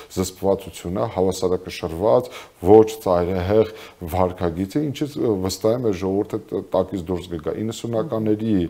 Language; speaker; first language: Armenian; native; Armenian